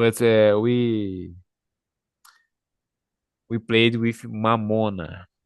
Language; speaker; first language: English; non-native, learner; Portuguese